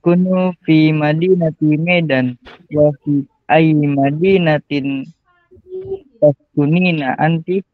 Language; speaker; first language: Arabic; non-native, learner; Malay